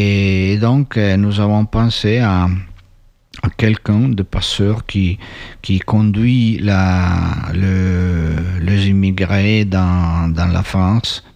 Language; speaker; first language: French; non-native, fluent; Italian